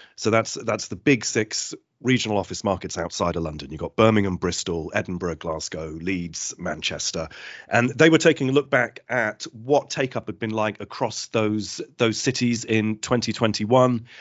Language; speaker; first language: English; native; English